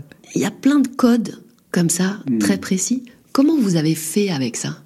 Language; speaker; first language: French; native; French